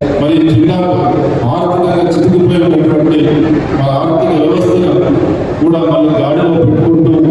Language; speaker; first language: Telugu; native; Telugu